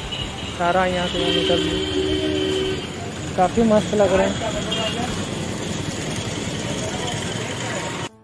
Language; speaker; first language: Hindi; native; Hindi